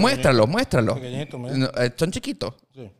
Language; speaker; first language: Spanish; native; Spanish